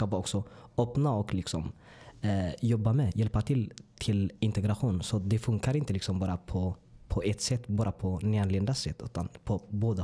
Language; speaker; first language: Swedish; non-native, fluent; Tigrinya